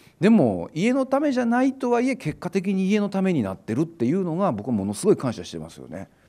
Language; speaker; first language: Japanese; native; Japanese